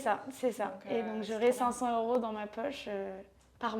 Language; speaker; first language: French; native; French